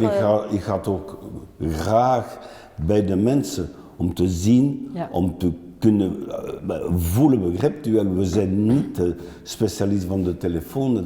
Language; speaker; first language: Dutch; non-native, local second language; French